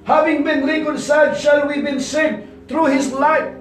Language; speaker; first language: English; non-native, local second language; Filipino